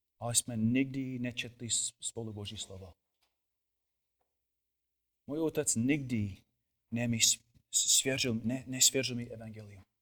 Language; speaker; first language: Czech; non-native, fluent; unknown